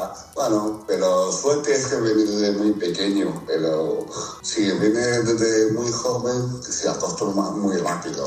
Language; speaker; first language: Spanish; non-native, fluent; Chinese